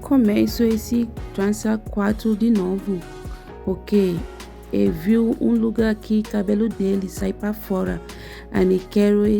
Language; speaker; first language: Portuguese; non-native, learner; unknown